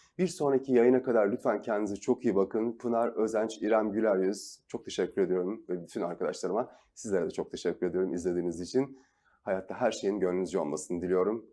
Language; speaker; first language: Turkish; native; Turkish